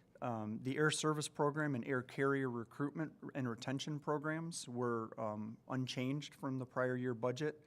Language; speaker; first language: English; native; English